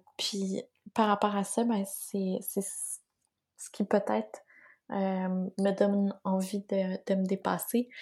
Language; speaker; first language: French; native; French